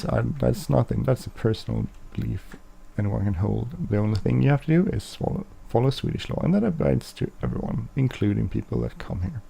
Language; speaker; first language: English; non-native, fluent; Swedish